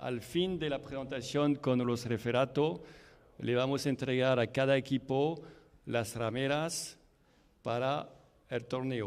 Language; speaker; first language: Spanish; non-native, fluent; French